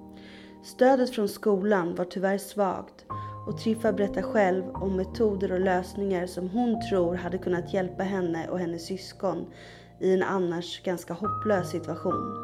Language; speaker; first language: Swedish; native; Swedish